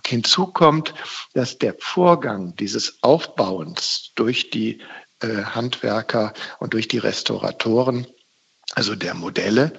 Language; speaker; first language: German; native; German